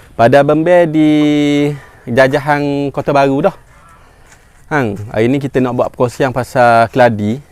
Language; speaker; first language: Malay; native; Malay